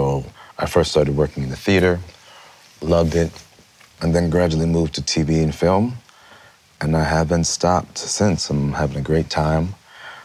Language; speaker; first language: English; native; English